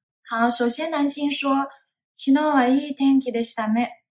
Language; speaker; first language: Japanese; non-native, fluent; Chinese